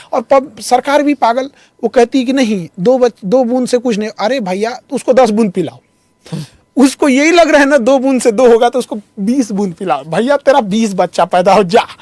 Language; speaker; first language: Hindi; native; Hindi